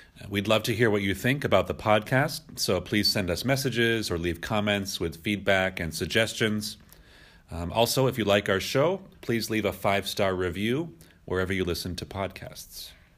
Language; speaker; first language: English; native; English